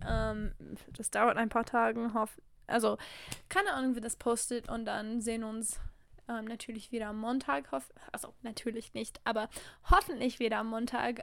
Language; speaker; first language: German; non-native, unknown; English